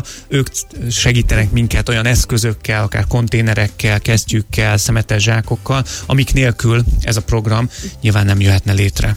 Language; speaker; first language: Hungarian; native; Hungarian